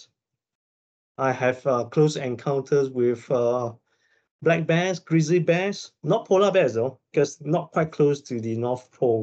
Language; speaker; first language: English; non-native, local second language; Chinese